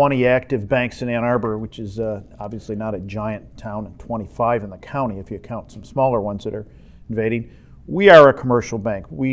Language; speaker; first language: English; native; English